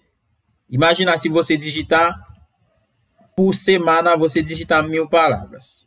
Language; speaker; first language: Portuguese; non-native, fluent; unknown